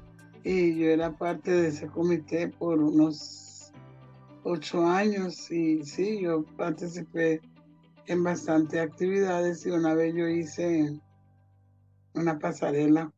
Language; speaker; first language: Spanish; non-native, local second language; Jamaican Creole English